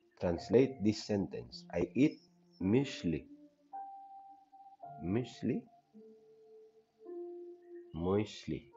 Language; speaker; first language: English; non-native, learner; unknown